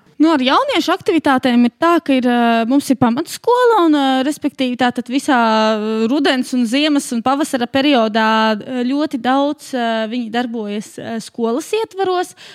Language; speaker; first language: Latvian; native; Latvian